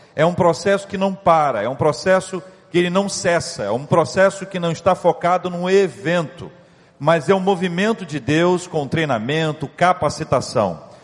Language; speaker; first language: Portuguese; native; Portuguese